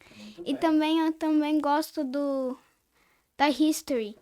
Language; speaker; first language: Portuguese; early bilingual, heritage; Portuguese